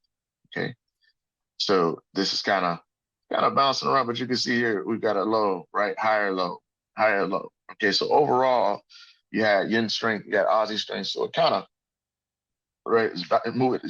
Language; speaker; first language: English; native; English